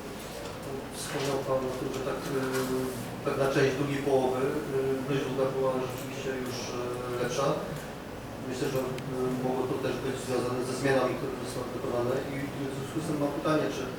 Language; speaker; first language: Polish; native; Polish